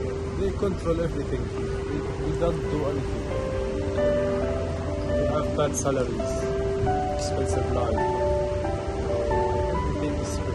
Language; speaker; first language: English; non-native, learner; Arabic